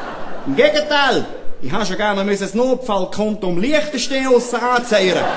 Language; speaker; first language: German; native; German